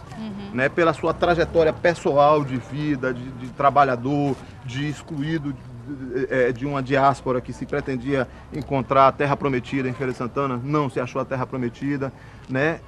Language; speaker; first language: Portuguese; native; Portuguese